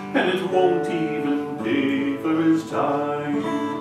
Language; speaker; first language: English; native; English